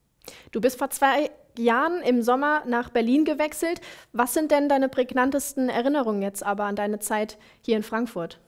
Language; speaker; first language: German; native; German